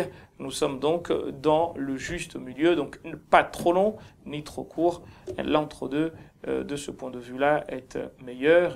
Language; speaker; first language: French; non-native, local second language; Ngazidja Comorian